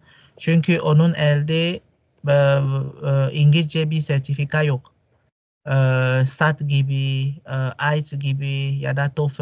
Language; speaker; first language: Turkish; non-native, fluent; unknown